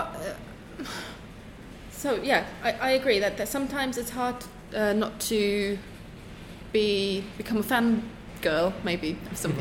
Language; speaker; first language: English; non-native, fluent; German